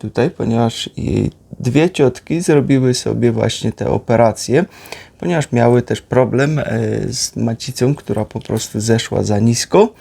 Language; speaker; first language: Polish; native; Polish